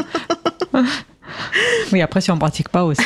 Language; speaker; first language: French; native; French